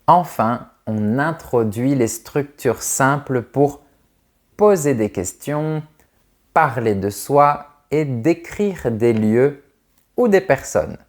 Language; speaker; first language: French; native; French